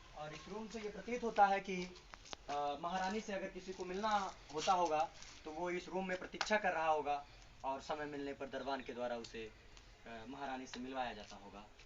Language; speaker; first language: Hindi; native; Hindi